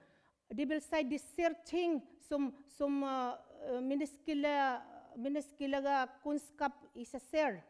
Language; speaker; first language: Norwegian; non-native, fluent; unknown